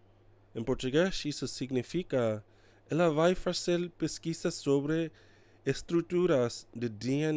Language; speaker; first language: Portuguese; non-native, learner; English